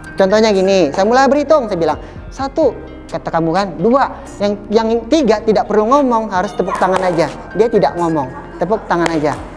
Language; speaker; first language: Indonesian; native; Indonesian